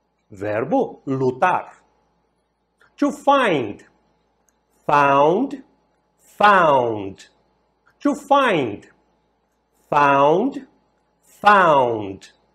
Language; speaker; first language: English; non-native, fluent; Portuguese